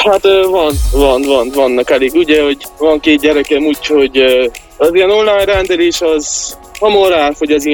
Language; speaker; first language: Hungarian; native; Hungarian